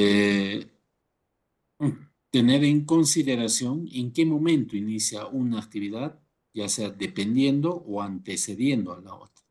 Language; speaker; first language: Spanish; native; Spanish